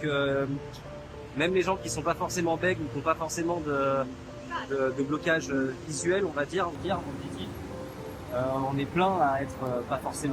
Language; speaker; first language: French; native; French